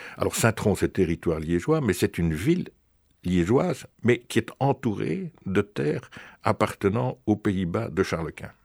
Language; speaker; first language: French; native; French